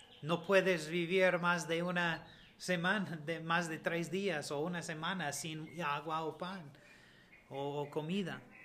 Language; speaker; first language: Spanish; non-native, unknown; English